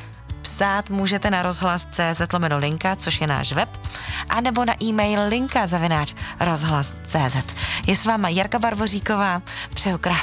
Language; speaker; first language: Czech; native; Czech